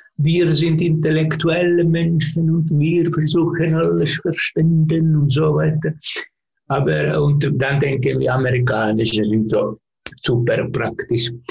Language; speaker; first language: German; non-native, learner; Finnish